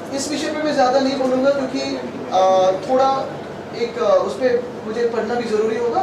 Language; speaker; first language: Hindi; non-native, local second language; Marathi